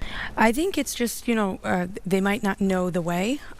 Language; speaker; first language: English; early bilingual, other home language; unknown